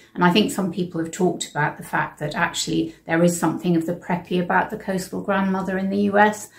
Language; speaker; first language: English; native; English